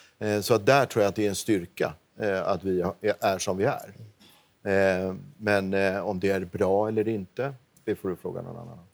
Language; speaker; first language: Swedish; native; Swedish